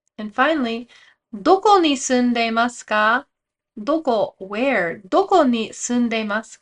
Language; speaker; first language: Japanese; non-native, fluent; English